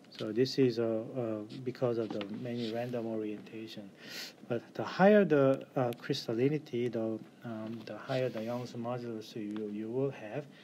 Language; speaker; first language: English; non-native, fluent; Korean